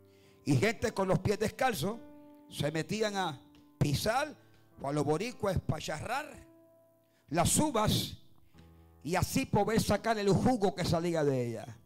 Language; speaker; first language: Spanish; native; Spanish